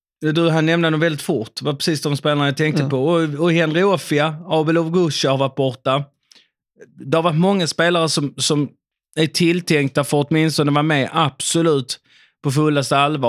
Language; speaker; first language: Swedish; native; Swedish